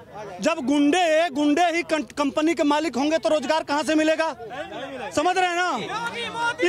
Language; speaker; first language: Hindi; native; Hindi